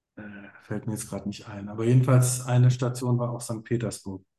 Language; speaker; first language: German; native; German